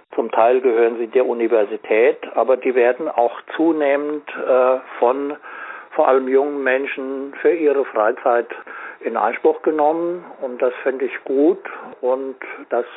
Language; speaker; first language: German; native; German